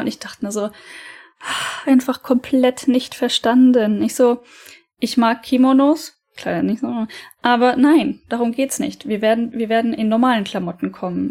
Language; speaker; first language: German; native; German